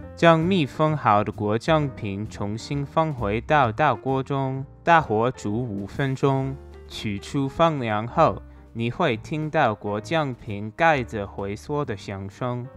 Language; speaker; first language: Chinese; non-native, fluent; English